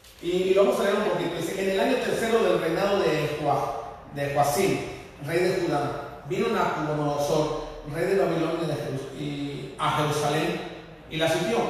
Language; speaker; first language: Spanish; native; Spanish